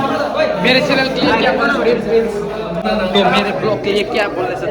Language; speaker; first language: Hindi; non-native, local second language; Kok Borok